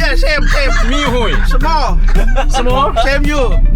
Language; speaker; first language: English; non-native, learner; Thai